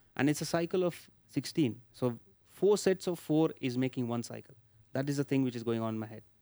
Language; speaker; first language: English; non-native, local second language; Marathi